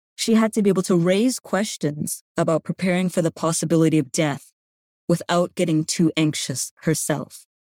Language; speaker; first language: English; non-native, fluent; Gujarati